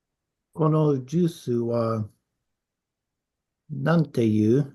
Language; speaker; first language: Japanese; non-native, learner; English